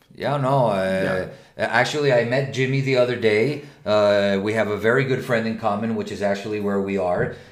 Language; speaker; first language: English; non-native, fluent; Spanish